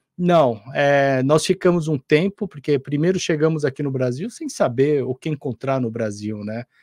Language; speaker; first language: Portuguese; non-native, fluent; Korean